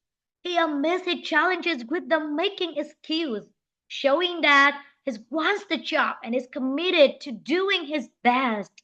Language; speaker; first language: English; non-native, fluent; Vietnamese